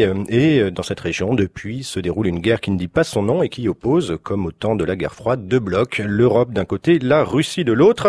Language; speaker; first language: French; native; French